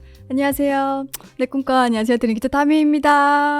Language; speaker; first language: Korean; native; Korean